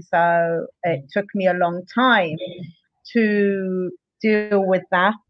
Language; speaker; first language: English; native; English